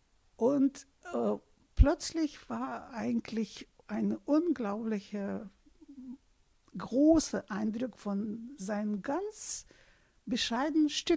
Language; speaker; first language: German; non-native, fluent; Russian